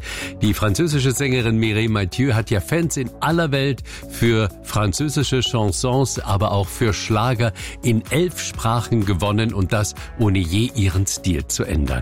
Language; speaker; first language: German; native; German